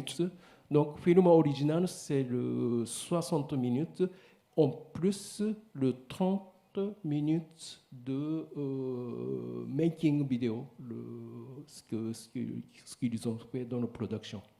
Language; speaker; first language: French; non-native, learner; Japanese